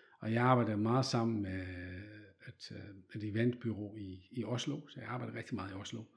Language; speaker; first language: Danish; non-native, fluent; Dutch